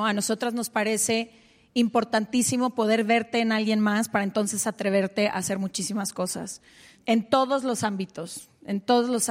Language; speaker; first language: Spanish; native; Spanish